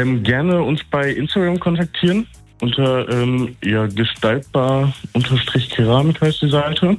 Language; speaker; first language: German; native; German